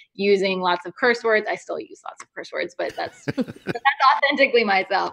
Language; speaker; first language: English; native; English